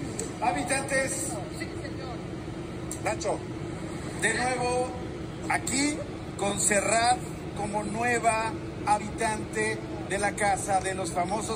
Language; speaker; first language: Spanish; native; Spanish